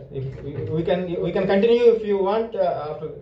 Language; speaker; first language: English; non-native, local second language; Telugu